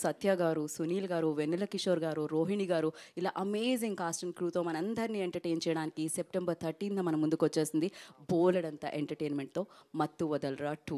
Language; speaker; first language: Telugu; native; Telugu